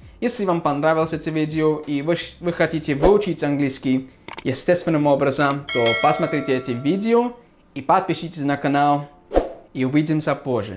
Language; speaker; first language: Russian; non-native, fluent; English